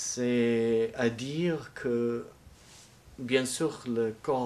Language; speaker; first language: French; non-native, learner; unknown